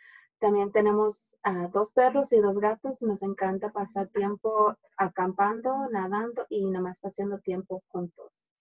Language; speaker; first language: Spanish; early bilingual, heritage; Spanish